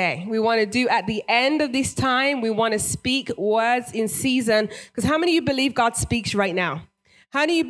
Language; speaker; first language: English; native; English